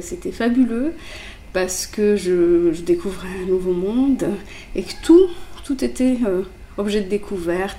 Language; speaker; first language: French; early bilingual, other home language; Kabyle